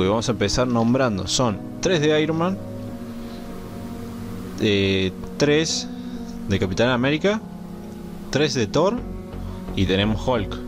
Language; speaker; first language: Spanish; native; Spanish